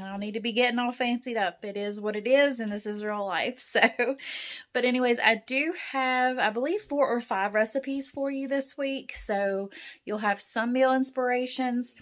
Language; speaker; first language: English; native; English